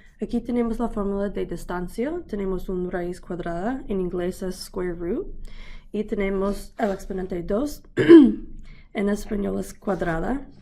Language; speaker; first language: Spanish; non-native, learner; English